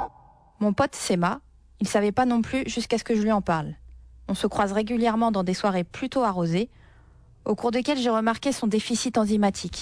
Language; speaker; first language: French; early bilingual, other home language; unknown